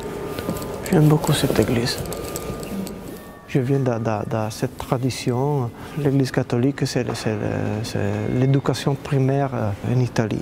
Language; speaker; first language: French; non-native, fluent; Italian